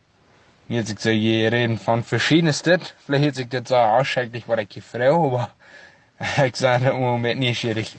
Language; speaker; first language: German; non-native, learner; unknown